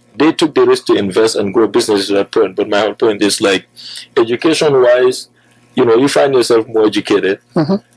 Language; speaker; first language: English; non-native, local second language; Wolof